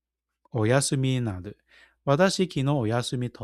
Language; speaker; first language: Japanese; non-native, learner; Cantonese